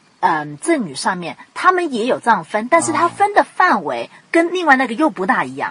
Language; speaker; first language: Chinese; non-native, local second language; Cantonese